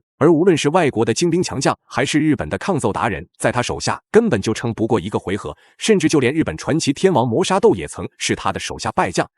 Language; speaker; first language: Chinese; native; Chinese